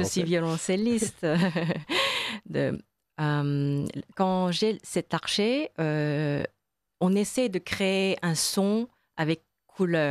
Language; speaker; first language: French; non-native, fluent; Korean